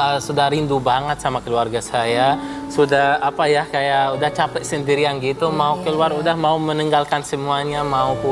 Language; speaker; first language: Indonesian; non-native, fluent; Arabic